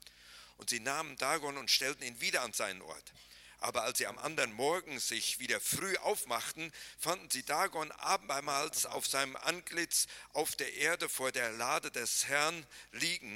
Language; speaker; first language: German; native; German